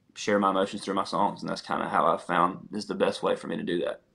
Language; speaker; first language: English; native; English